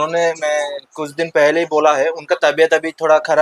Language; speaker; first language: Hindi; non-native, local second language; Bangla